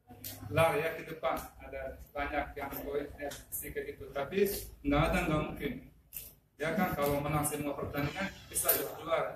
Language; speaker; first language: Indonesian; non-native, fluent; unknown